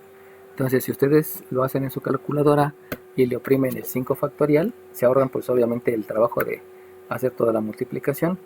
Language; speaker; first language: Spanish; native; Spanish